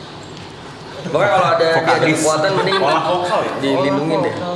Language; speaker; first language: Indonesian; native; Indonesian